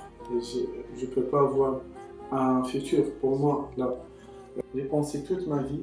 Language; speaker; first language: French; non-native, local second language; Arabic